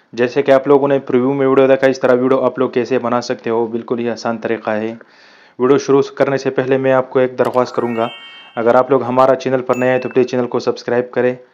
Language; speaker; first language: Urdu; non-native, local second language; Pashto